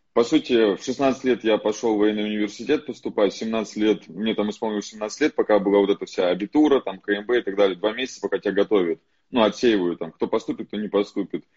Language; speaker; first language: Russian; native; Russian